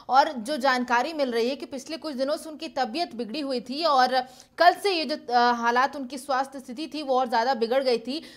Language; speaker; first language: Hindi; native; Hindi